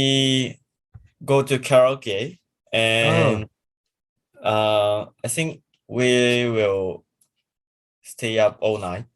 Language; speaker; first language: English; non-native, learner; Japanese